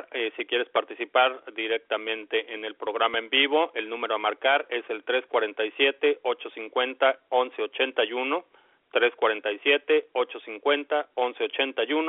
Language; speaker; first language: Spanish; native; Spanish